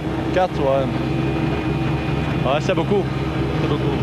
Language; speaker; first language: French; non-native, local second language; Dutch